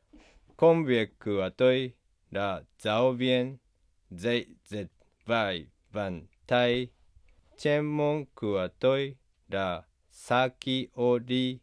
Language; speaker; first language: Vietnamese; non-native, learner; Japanese